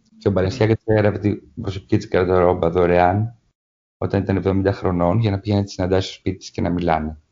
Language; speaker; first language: Greek; native; Greek